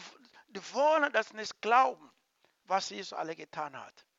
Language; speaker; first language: German; non-native, learner; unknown